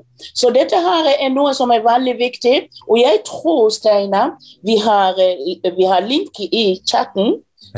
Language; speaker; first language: Norwegian; non-native, fluent; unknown